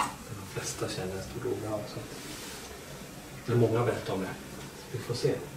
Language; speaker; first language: Swedish; native; Swedish